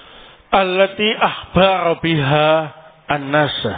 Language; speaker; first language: Arabic; non-native, fluent; Indonesian